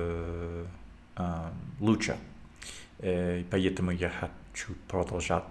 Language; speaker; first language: Russian; non-native, learner; English